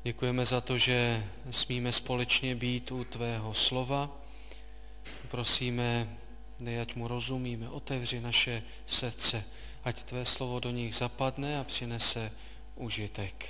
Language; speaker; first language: Czech; native; Czech